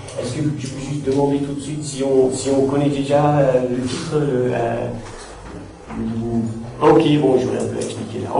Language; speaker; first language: French; non-native, fluent; English